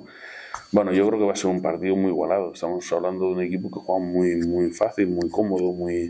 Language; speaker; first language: Spanish; native; Spanish